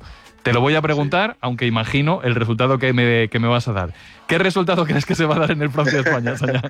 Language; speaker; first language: Spanish; native; Spanish